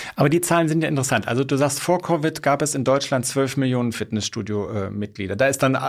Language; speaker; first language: German; native; German